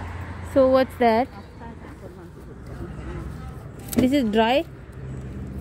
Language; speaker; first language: English; non-native, fluent; Urdu